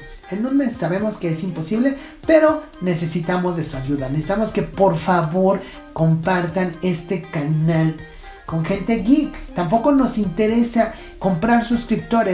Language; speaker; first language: Spanish; native; Spanish